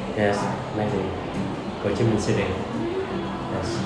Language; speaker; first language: English; non-native, learner; Vietnamese